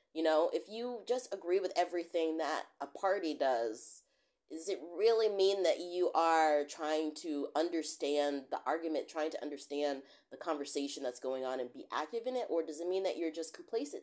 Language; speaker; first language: English; native; English